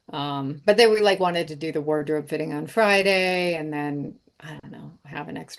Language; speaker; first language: English; native; English